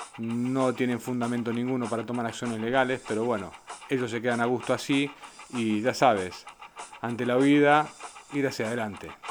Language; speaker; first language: Spanish; native; Spanish